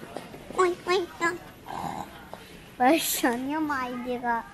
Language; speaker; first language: Chinese; early bilingual, heritage; Chinese